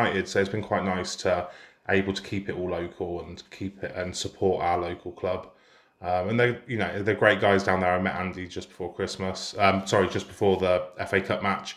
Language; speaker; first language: English; native; English